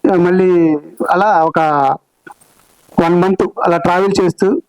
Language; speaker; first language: Telugu; native; Telugu